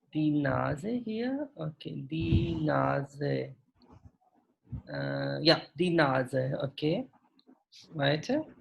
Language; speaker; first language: German; non-native, fluent; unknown